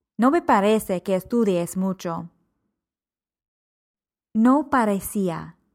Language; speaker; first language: Spanish; non-native, fluent; English